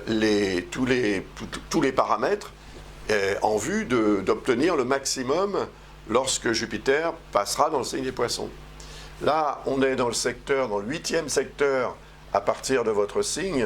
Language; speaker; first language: French; native; French